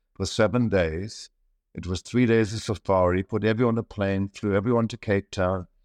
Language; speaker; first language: English; native; English